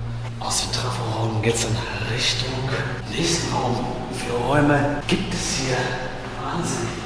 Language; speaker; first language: German; native; German